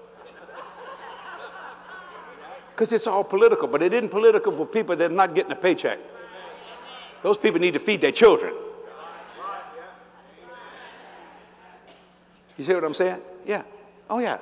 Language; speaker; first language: English; native; English